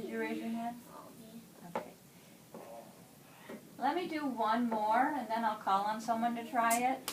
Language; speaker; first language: English; native; English